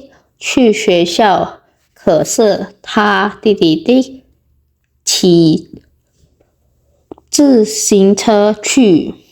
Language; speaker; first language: Chinese; non-native, fluent; Indonesian